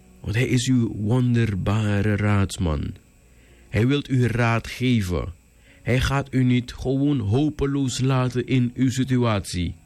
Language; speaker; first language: Dutch; native; Dutch